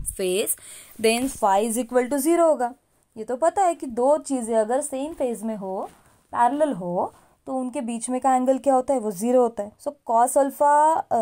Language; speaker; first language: Hindi; non-native, local second language; Marathi